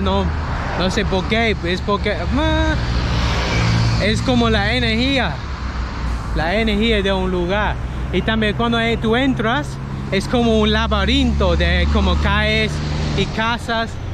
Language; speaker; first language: Spanish; non-native, fluent; English